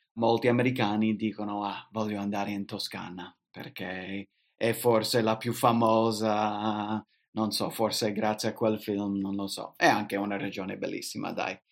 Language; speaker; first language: Italian; non-native, fluent; English